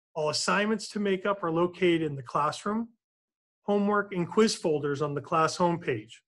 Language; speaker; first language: English; native; English